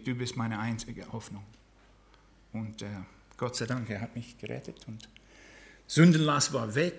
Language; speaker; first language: German; non-native, fluent; English